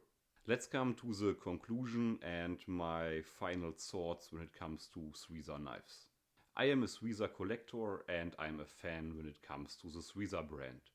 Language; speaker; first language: English; non-native, fluent; German